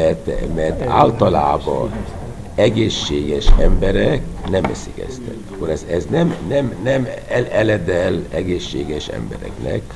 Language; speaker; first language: Hungarian; non-native, fluent; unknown